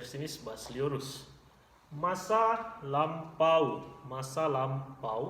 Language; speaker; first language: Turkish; non-native, fluent; Indonesian